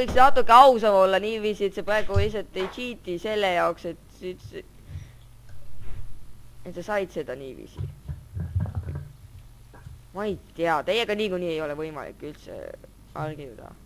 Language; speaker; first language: Estonian; native; Estonian